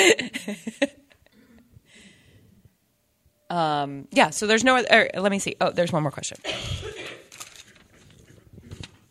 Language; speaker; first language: English; native; English